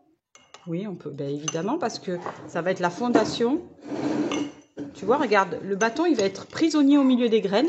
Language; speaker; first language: French; native; French